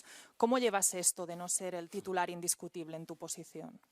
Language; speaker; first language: Spanish; native; Spanish